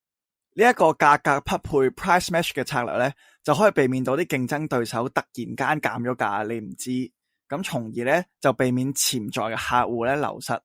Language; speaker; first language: Cantonese; native; Cantonese